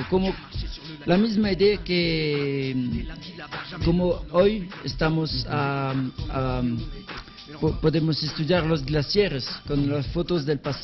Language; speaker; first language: Spanish; non-native, learner; French